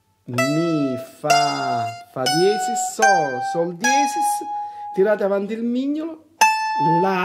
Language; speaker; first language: Italian; native; Italian